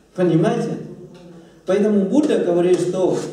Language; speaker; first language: Russian; non-native, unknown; Thai